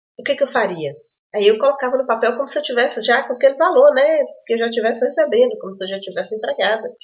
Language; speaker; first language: Portuguese; native; Portuguese